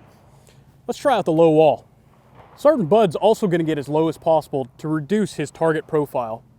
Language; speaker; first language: English; native; English